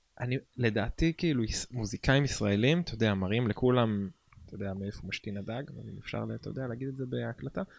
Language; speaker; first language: Hebrew; native; Hebrew